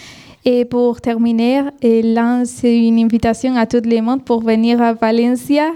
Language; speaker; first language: French; non-native, fluent; Spanish